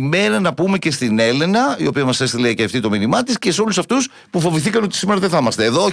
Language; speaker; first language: Greek; native; Greek